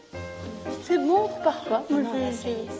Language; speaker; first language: French; native; French